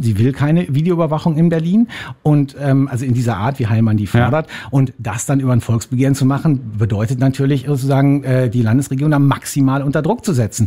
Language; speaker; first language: German; native; German